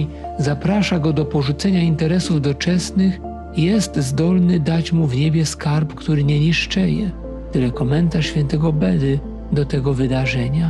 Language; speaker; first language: Polish; native; Polish